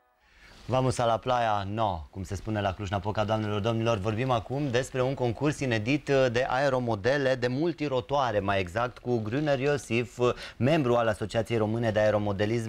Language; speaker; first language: Romanian; native; Romanian